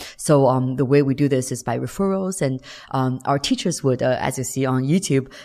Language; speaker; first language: English; non-native, fluent; Chinese